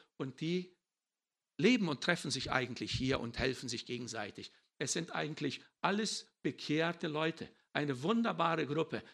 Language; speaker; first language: German; early bilingual, heritage; German